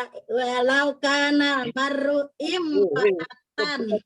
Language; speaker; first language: Arabic; non-native, learner; Indonesian